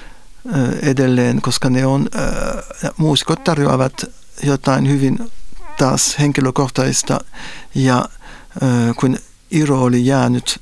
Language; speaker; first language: Finnish; non-native, fluent; Spanish